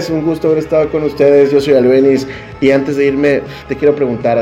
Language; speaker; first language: Spanish; native; Spanish